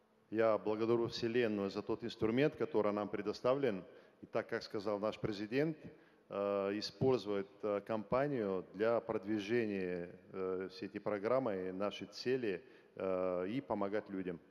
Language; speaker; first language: Russian; non-native, fluent; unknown